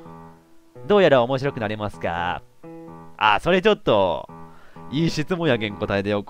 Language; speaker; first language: Japanese; native; Japanese